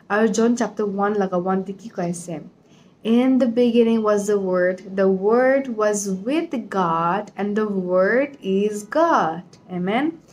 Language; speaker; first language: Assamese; non-native, local second language; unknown